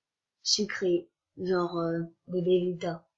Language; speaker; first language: French; native; French